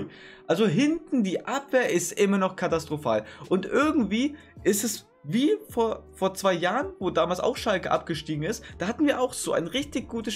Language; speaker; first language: German; native; German